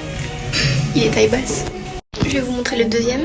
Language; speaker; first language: French; native; French